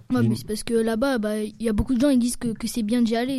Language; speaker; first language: French; native; French